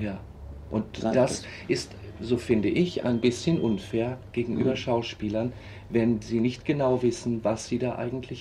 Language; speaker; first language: German; native; German